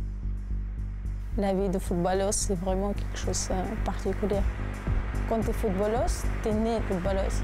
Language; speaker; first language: French; non-native, fluent; Russian